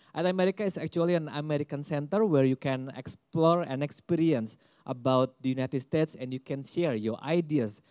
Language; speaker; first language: English; non-native, fluent; Indonesian